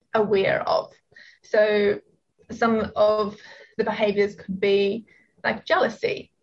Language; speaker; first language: English; native; English